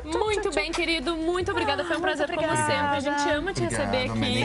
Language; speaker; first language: Portuguese; native; Portuguese